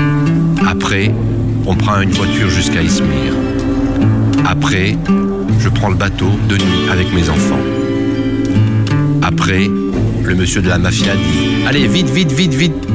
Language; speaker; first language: French; non-native, learner; Arabic